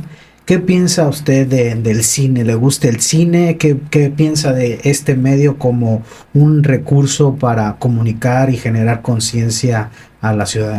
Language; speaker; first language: Spanish; native; Spanish